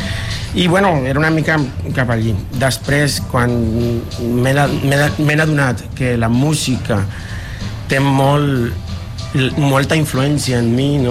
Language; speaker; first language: Catalan; non-native, fluent; Spanish